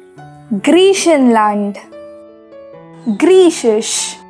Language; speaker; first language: German; non-native, fluent; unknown